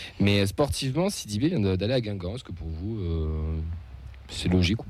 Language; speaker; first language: French; native; French